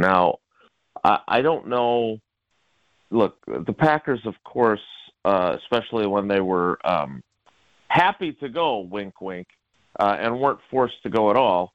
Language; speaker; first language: English; native; English